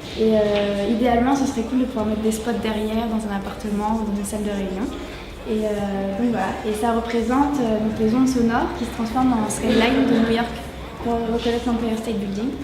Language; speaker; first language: French; native; French